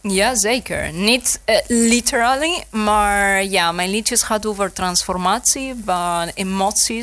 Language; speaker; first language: Dutch; non-native, learner; Spanish